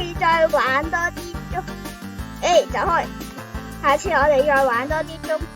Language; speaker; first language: Chinese; early bilingual, heritage; Cantonese